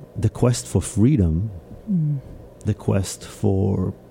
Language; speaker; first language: English; early bilingual, other home language; Hebrew